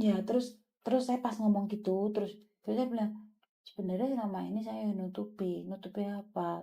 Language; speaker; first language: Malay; non-native, local second language; Javanese